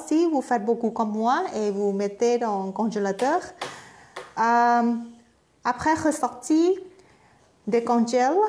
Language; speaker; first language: French; non-native, learner; Thai